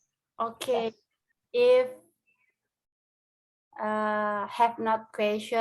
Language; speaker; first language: English; non-native, learner; Indonesian